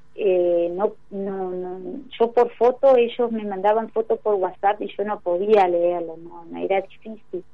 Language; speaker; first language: Spanish; native; Spanish